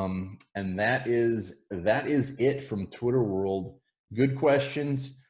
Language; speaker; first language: English; native; English